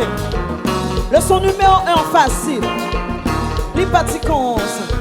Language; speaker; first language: French; non-native, local second language; Haitian Creole